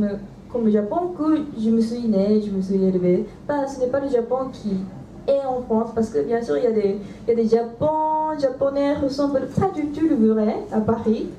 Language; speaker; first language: French; non-native, fluent; Japanese